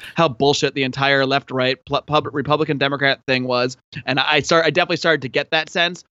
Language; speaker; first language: English; native; English